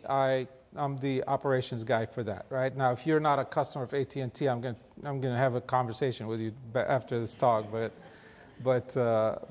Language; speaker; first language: English; non-native, fluent; Arabic